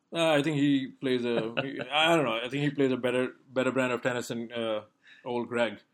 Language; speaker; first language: English; non-native, local second language; Hindi